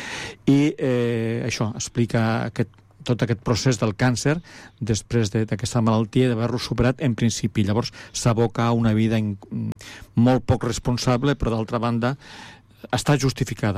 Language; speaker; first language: Catalan; native; Catalan